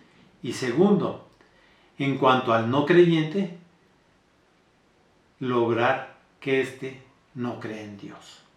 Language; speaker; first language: Spanish; native; Spanish